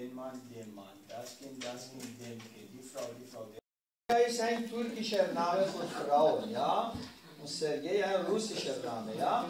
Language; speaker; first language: German; non-native, learner; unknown